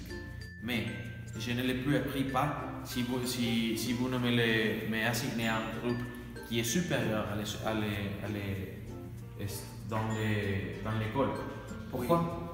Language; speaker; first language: French; non-native, learner; Spanish